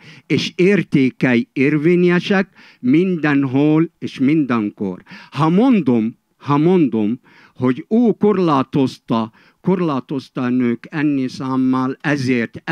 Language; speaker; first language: Hungarian; non-native, fluent; Arabic